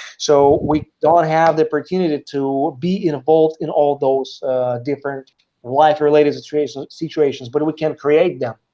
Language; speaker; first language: English; non-native, fluent; Russian